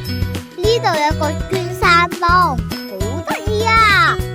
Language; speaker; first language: Chinese; native; Chinese